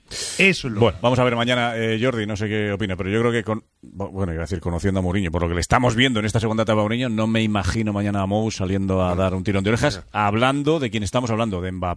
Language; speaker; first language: Spanish; native; Spanish